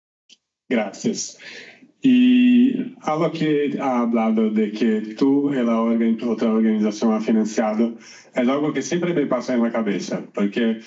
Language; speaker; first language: Spanish; non-native, learner; Portuguese